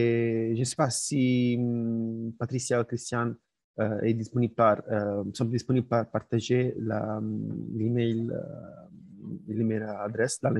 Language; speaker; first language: French; non-native, learner; Spanish